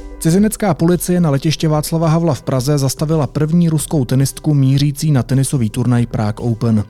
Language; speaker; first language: Czech; native; Czech